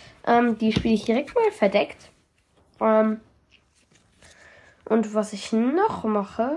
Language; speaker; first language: German; native; German